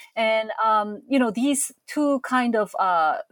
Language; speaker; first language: English; non-native, fluent; Korean